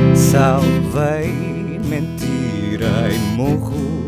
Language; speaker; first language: Portuguese; native; Portuguese